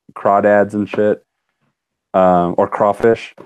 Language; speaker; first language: English; native; English